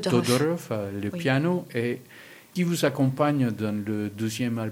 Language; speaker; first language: French; non-native, learner; Spanish